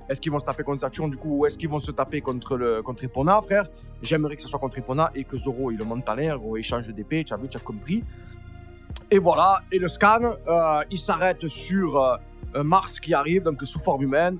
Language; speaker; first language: French; native; French